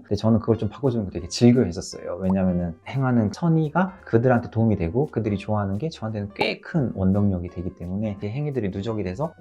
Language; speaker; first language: Korean; native; Korean